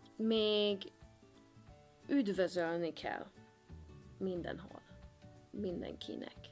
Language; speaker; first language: Hungarian; non-native, learner; Swedish